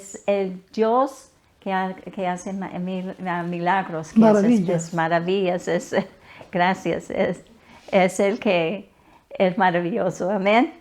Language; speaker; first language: Spanish; non-native, fluent; English